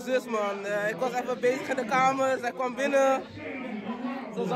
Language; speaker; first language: Dutch; non-native, local second language; Papiamento